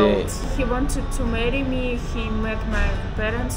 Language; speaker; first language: English; non-native, learner; Russian